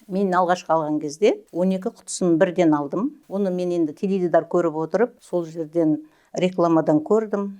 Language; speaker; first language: Kazakh; native; Kazakh